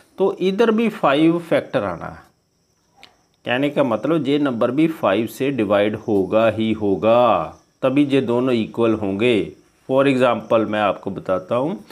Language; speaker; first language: Hindi; non-native, local second language; Punjabi